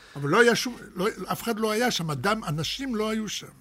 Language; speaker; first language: Hebrew; early bilingual, other home language; Russian